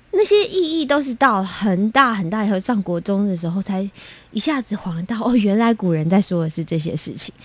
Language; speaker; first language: Chinese; non-native, local second language; Min Nan Chinese